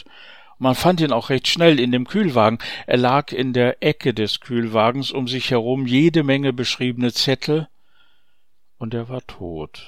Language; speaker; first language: German; native; German